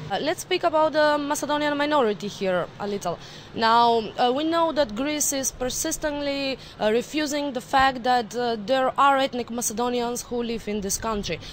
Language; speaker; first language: English; non-native, fluent; Macedonian